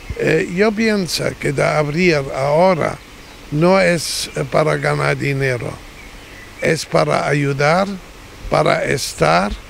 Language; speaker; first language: Spanish; non-native, fluent; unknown